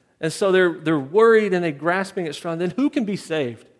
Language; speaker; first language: English; native; English